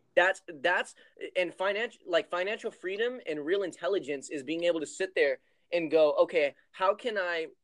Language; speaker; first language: English; native; English